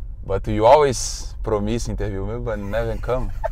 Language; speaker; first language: English; non-native, learner; Portuguese